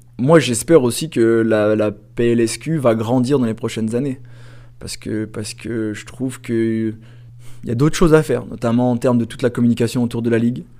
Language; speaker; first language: French; native; French